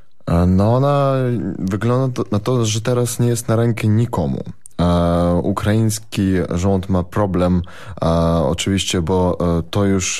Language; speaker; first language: Polish; non-native, fluent; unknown